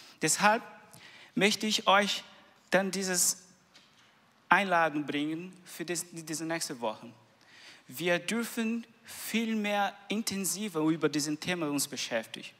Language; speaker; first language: German; non-native, learner; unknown